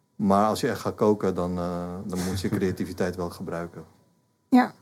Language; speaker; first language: Dutch; non-native, fluent; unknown